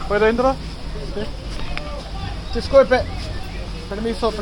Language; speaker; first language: Spanish; non-native, learner; Chinese